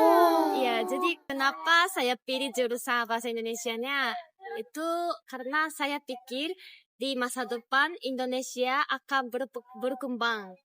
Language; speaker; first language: Indonesian; non-native, fluent; Japanese